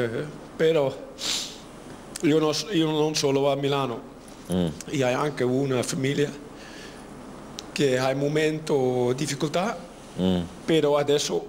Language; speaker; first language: Italian; non-native, learner; Dutch